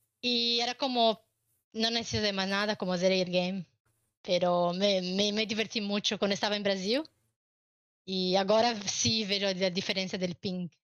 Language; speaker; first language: Spanish; non-native, learner; Portuguese